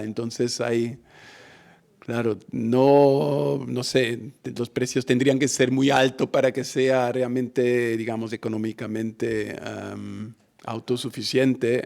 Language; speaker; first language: Spanish; non-native, fluent; German